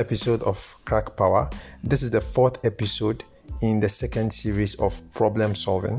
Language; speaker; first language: English; non-native, local second language; Akan